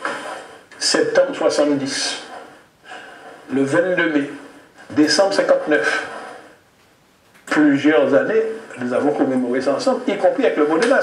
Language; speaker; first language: French; native; French